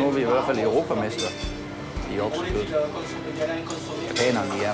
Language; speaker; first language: Danish; native; Danish